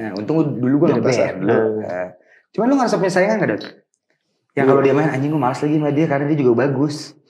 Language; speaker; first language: Indonesian; native; Indonesian